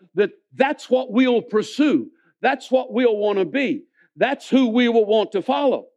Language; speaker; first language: English; native; English